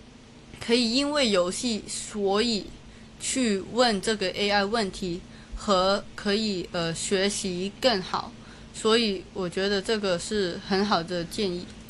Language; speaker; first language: Chinese; non-native, local second language; Cantonese